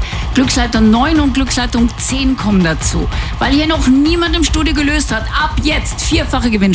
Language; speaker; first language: German; native; German